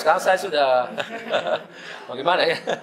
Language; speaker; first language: Indonesian; early bilingual, heritage; German